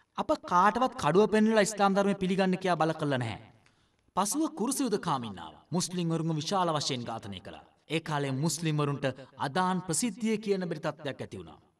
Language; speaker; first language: Sinhala; non-native, local second language; Tamil